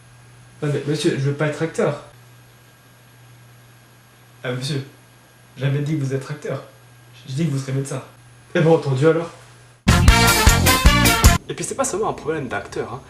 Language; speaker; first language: French; native; French